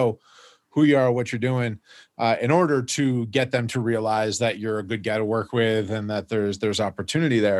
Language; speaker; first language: English; native; English